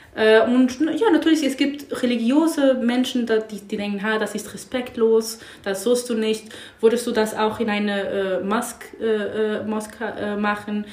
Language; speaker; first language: German; non-native, learner; English